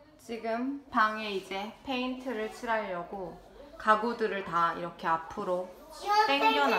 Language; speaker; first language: Korean; native; Korean